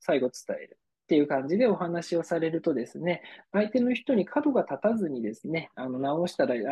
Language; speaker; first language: Japanese; native; Japanese